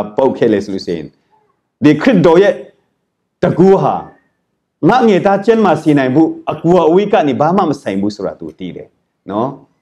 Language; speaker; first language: Burmese; non-native, local second language; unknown